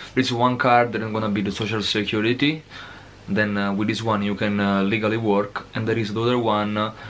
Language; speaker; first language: English; non-native, learner; Italian